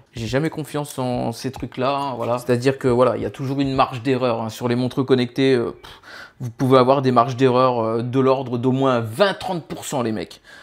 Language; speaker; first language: French; native; French